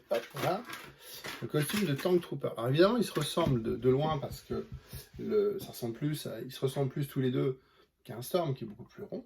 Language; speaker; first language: French; native; French